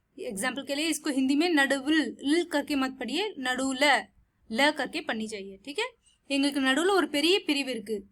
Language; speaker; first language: Hindi; non-native, local second language; Tamil